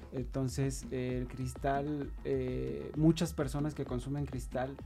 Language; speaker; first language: Spanish; native; Spanish